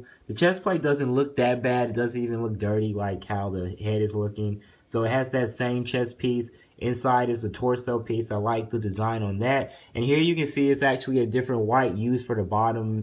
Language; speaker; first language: English; native; English